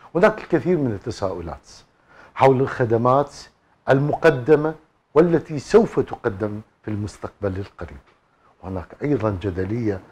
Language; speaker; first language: Arabic; native; Arabic